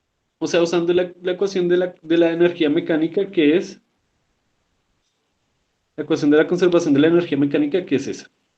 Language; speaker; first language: Spanish; native; Spanish